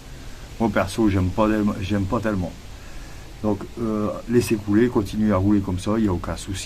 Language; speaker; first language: French; native; French